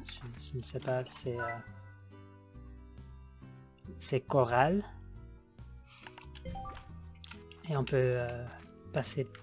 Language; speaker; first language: French; non-native, learner; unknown